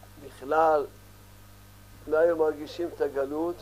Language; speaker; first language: Hebrew; early bilingual, other home language; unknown